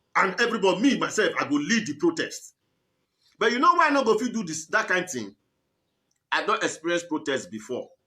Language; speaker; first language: Nigerian Pidgin; native; Nigerian Pidgin